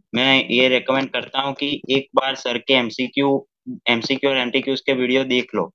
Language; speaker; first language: Hindi; non-native, local second language; Gujarati